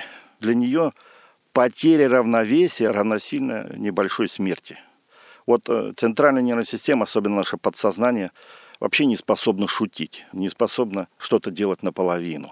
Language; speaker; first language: Russian; native; Russian